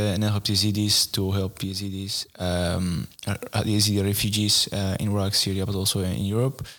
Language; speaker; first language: English; non-native, fluent; Arabic